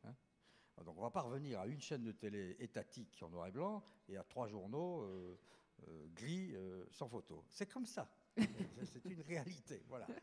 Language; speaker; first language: French; native; French